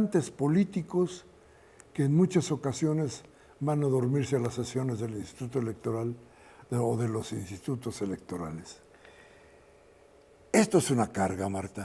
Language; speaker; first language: Spanish; native; Spanish